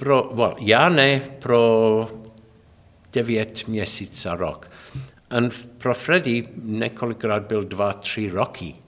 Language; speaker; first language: Czech; non-native, learner; English